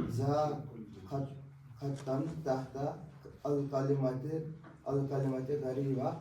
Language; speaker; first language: Arabic; non-native, learner; Urdu